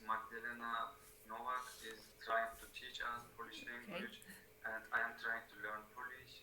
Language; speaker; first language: English; non-native, learner; Turkish